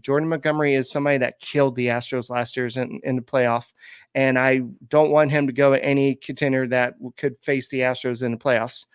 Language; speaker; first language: English; native; English